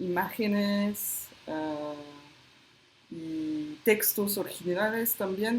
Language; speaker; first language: Spanish; non-native, fluent; French